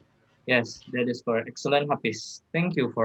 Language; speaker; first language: English; non-native, learner; Indonesian